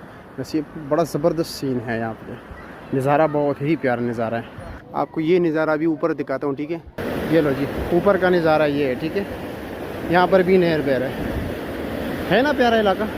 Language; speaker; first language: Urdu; non-native, local second language; Pashto